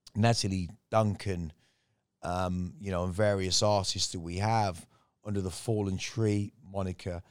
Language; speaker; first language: English; native; English